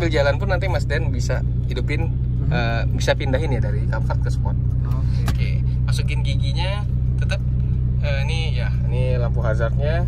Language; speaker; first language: Indonesian; native; Indonesian